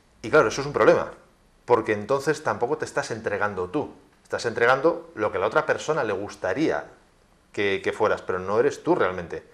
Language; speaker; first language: Spanish; native; Spanish